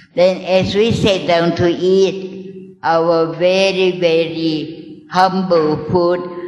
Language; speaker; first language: English; non-native, fluent; Min Nan Chinese